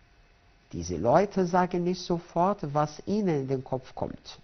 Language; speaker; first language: German; non-native, fluent; Arabic